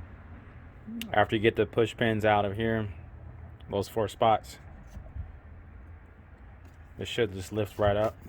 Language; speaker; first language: English; native; English